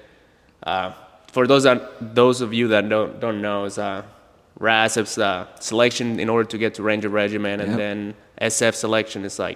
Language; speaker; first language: English; non-native, fluent; Spanish